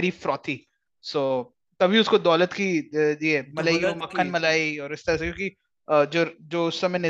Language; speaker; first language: English; non-native, local second language; Hindi